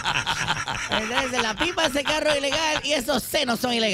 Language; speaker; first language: Spanish; native; Spanish